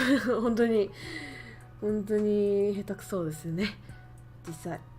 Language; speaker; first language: Japanese; non-native, fluent; Vietnamese